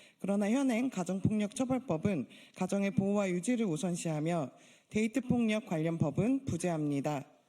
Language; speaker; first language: Korean; native; Korean